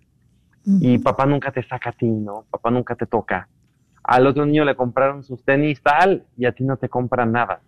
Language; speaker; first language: Spanish; native; Spanish